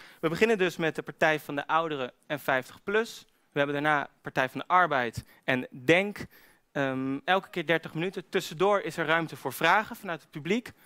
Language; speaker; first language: Dutch; native; Dutch